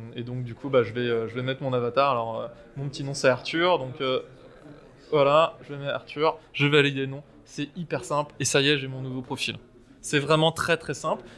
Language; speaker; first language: French; native; French